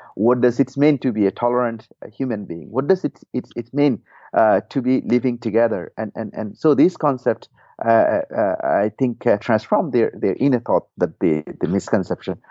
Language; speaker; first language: English; non-native, fluent; Burmese